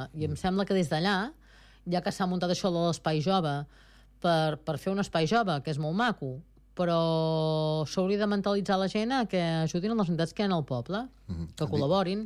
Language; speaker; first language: Catalan; native; Catalan